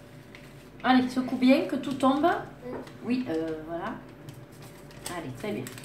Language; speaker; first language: French; native; French